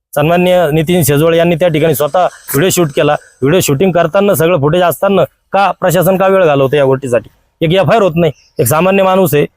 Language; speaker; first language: Marathi; native; Marathi